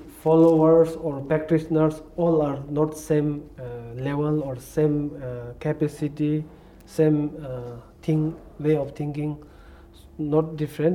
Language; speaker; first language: English; non-native, learner; Tibetan